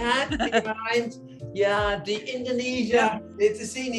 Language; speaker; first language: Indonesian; non-native, learner; English